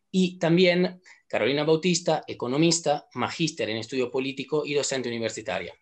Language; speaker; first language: Spanish; non-native, fluent; Italian